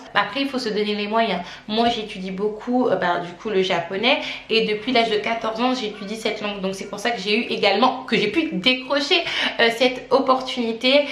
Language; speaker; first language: French; native; French